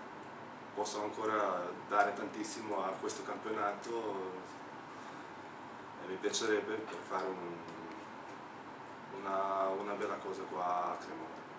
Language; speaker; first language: Italian; non-native, fluent; Slovenian